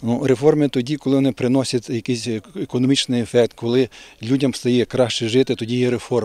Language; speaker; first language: Ukrainian; native; Ukrainian